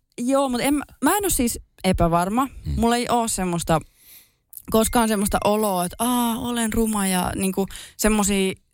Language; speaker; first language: Finnish; native; Finnish